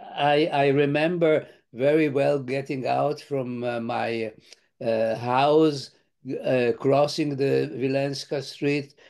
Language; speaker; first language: English; non-native, fluent; Lithuanian